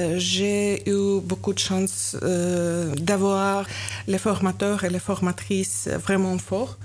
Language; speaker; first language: French; non-native, learner; Ukrainian